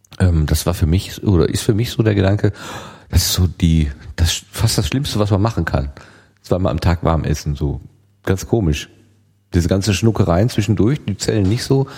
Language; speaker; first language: German; native; German